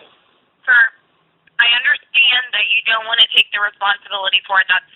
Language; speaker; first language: English; native; English